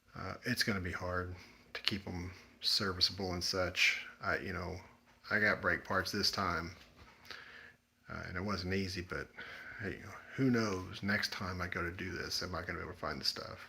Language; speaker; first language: English; native; English